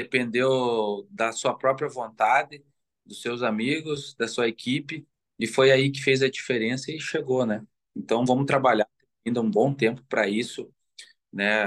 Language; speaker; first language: Portuguese; native; Portuguese